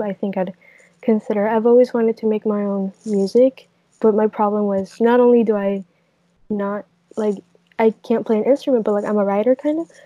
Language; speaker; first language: English; native; English